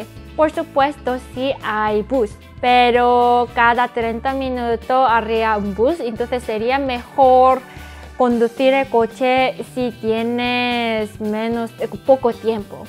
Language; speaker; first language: Spanish; non-native, fluent; Korean